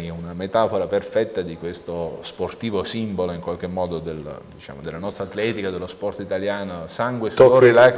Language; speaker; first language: Italian; native; Italian